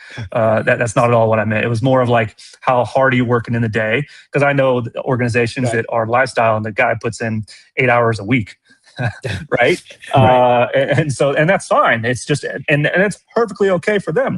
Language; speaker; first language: English; native; English